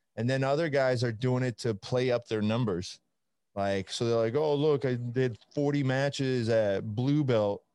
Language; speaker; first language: English; non-native, fluent; Italian